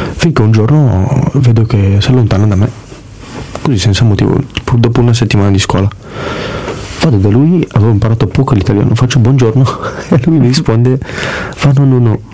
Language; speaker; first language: Italian; early bilingual, other home language; Kurdish